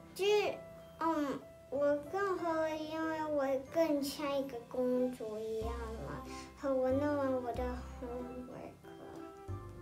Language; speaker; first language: Chinese; early bilingual, heritage; Chinese